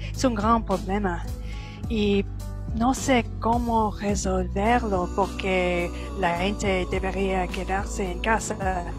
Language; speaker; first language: Spanish; non-native, fluent; English